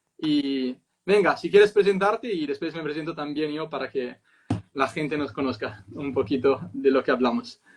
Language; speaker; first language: Spanish; non-native, fluent; Italian